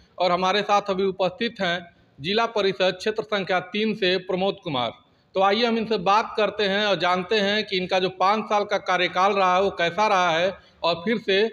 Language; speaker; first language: Hindi; native; Hindi